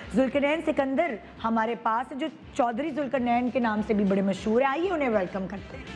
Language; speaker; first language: Urdu; native; Urdu